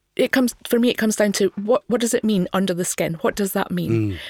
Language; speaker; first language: English; native; English